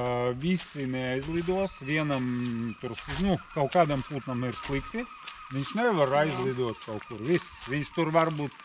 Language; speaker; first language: Latvian; non-native, local second language; Russian